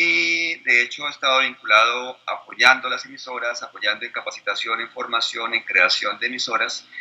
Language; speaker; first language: Spanish; native; Spanish